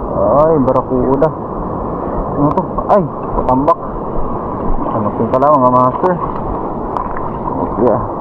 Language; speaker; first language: Filipino; non-native, local second language; Cebuano